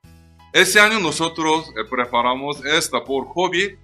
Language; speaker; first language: Spanish; non-native, learner; Korean